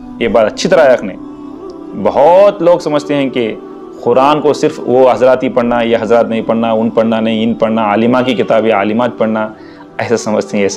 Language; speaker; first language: Urdu; native; Urdu